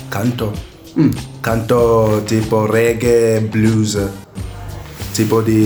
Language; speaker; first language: Italian; non-native, learner; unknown